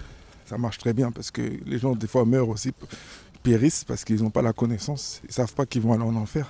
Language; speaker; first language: French; native; French